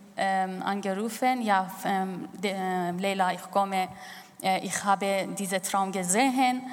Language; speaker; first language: German; non-native, fluent; Persian